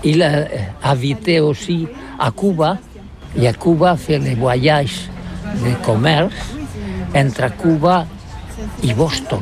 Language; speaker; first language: French; non-native, learner; Catalan